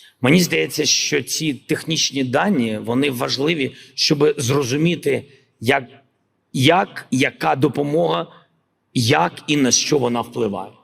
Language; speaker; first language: Ukrainian; non-native, local second language; Russian